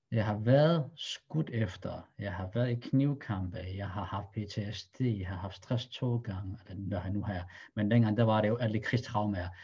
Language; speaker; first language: Danish; early bilingual, other home language; Arabic